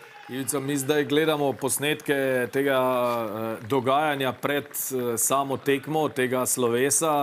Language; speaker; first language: Slovenian; native; Slovenian